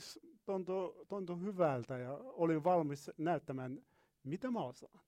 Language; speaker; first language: Finnish; non-native, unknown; Arabic